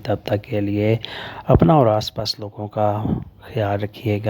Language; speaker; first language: Urdu; native; Urdu